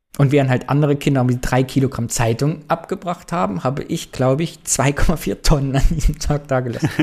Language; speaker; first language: German; native; German